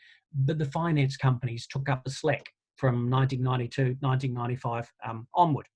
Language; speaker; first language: English; native; English